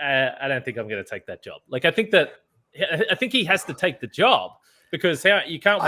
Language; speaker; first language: English; native; English